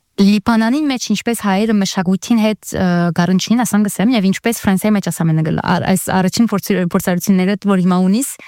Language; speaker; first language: Armenian; early bilingual, heritage; Armenian